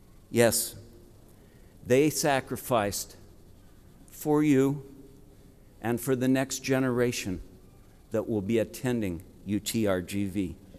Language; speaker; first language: English; native; English